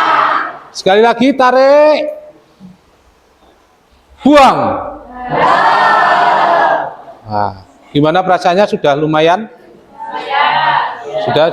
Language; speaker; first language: Indonesian; native; Indonesian